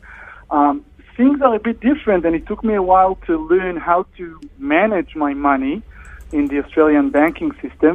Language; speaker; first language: English; non-native, fluent; Hebrew